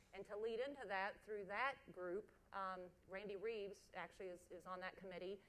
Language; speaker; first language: English; native; English